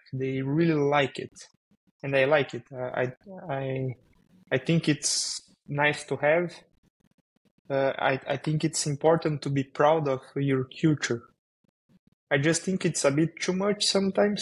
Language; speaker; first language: English; non-native, fluent; Portuguese